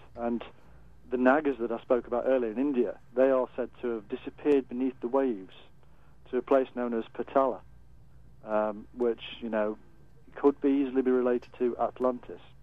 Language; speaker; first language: English; native; English